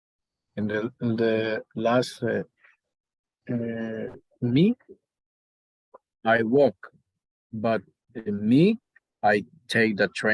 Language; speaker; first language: English; non-native, learner; Spanish